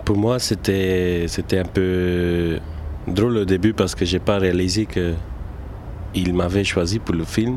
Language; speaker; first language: French; non-native, local second language; Turkish